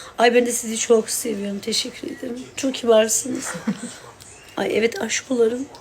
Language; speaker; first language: Turkish; non-native, local second language; Kurdish